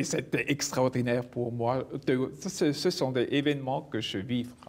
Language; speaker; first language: French; non-native, local second language; German